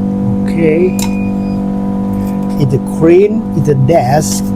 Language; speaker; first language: English; non-native, learner; Thai